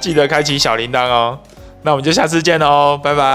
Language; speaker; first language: Chinese; native; Chinese